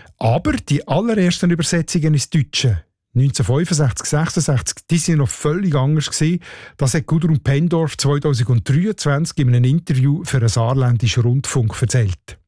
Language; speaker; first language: German; native; German